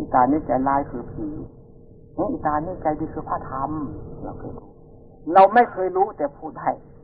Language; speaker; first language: Thai; non-native, local second language; Northeastern Thai